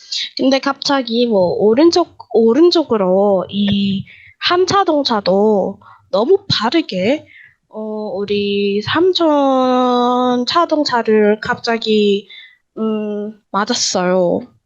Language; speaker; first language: Korean; non-native, learner; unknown